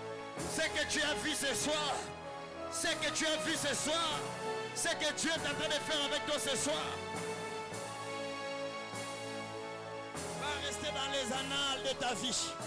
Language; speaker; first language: French; non-native, local second language; Lingala